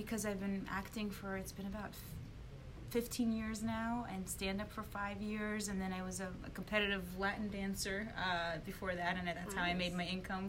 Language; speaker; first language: English; early bilingual, other home language; Russian